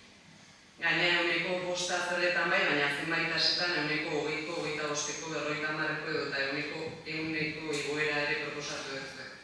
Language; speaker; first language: Basque; native; Basque